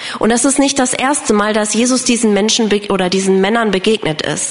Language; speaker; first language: German; non-native, fluent; English